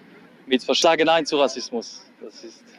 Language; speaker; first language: German; non-native, fluent; Kurdish